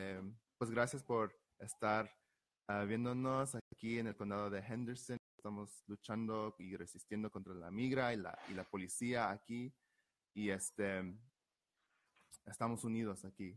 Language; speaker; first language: Spanish; early bilingual, heritage; Spanish